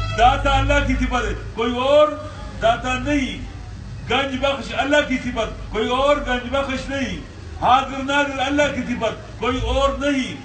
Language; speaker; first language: Urdu; non-native, local second language; Pashto